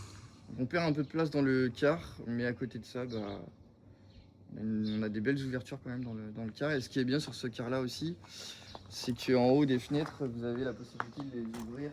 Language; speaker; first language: French; native; French